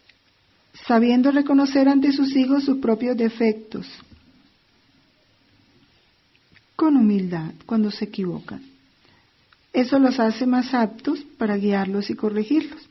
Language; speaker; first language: Spanish; native; Spanish